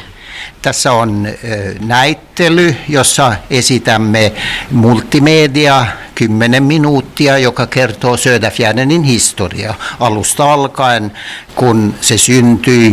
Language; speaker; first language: Finnish; non-native, local second language; Swedish